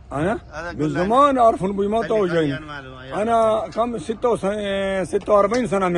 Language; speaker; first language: Arabic; non-native, learner; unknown